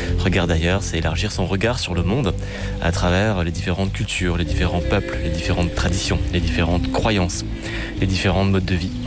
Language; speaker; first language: French; native; French